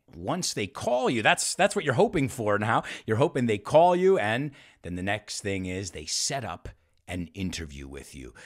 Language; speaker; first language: English; native; English